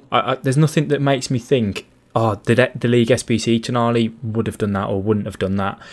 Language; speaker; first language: English; native; English